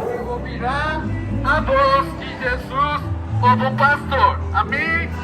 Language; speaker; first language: Portuguese; non-native, learner; Korean